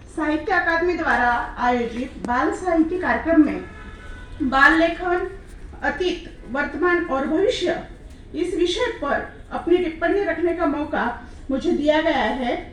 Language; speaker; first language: Hindi; non-native, local second language; Marathi